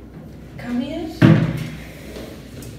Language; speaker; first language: English; non-native, learner; Turkish